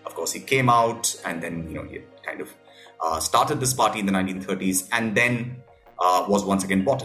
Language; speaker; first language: English; non-native, local second language; Tamil